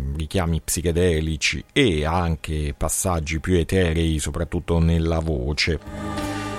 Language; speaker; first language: Italian; native; Italian